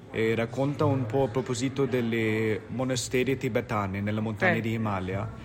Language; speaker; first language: Italian; non-native, fluent; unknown